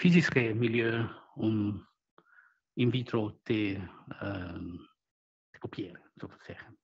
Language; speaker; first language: Dutch; non-native, fluent; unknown